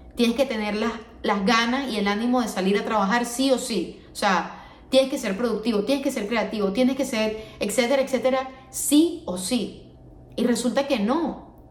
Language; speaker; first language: Spanish; native; Spanish